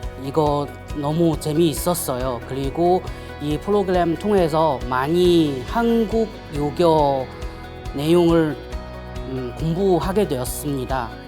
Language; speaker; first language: Korean; non-native, learner; Chinese